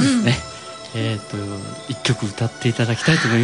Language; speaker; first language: Japanese; native; Japanese